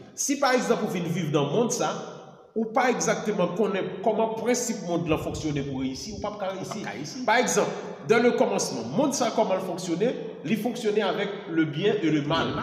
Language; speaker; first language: French; non-native, local second language; Haitian Creole